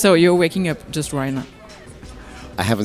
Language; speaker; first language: English; non-native, learner; French